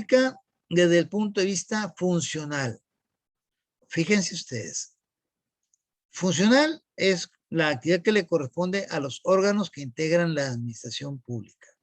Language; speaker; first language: Spanish; native; Spanish